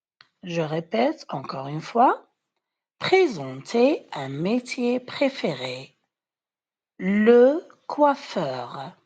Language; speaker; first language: French; non-native, fluent; Arabic